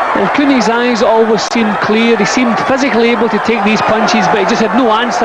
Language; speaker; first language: English; native; English